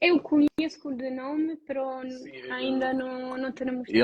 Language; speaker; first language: Portuguese; non-native, learner; Italian